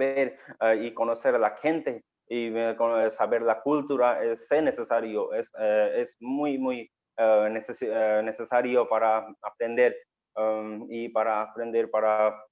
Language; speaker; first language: Spanish; non-native, learner; Bangla